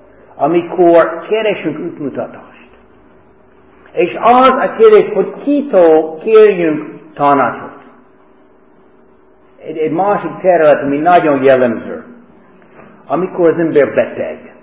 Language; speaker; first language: Hungarian; early bilingual, heritage; Hungarian